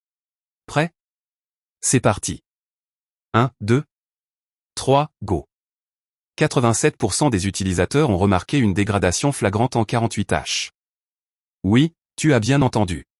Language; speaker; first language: French; native; French